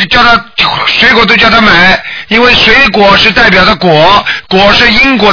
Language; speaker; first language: Chinese; native; Chinese